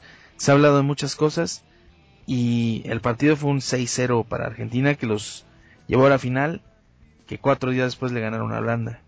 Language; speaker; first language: Spanish; native; Spanish